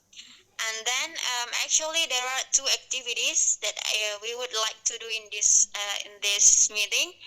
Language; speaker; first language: English; non-native, learner; Indonesian